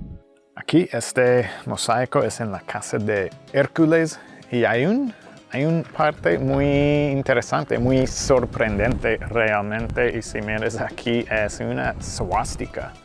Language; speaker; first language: Spanish; non-native, fluent; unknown